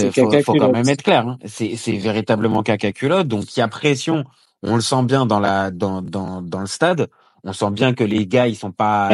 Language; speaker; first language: French; native; French